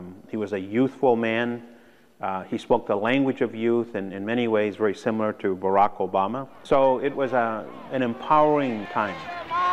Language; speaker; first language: English; early bilingual, other home language; Spanish